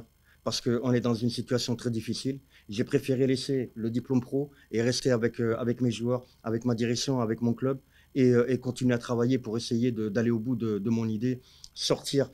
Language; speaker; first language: French; native; French